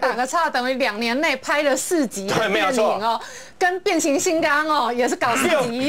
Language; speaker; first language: Chinese; native; Chinese